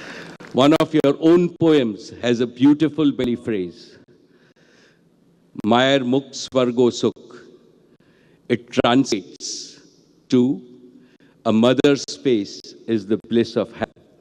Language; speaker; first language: English; non-native, local second language; Gujarati